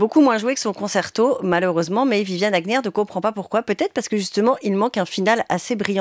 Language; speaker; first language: French; native; French